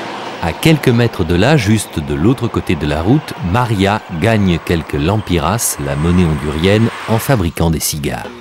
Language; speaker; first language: French; native; French